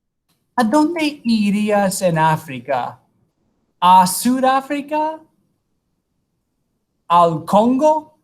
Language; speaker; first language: Spanish; non-native, fluent; English